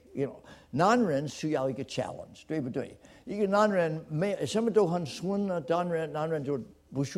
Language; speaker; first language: Chinese; non-native, fluent; English